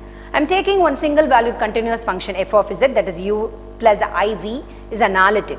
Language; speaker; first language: English; non-native, local second language; Tamil